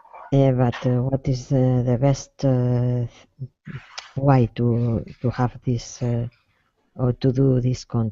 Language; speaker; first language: English; non-native, learner; Spanish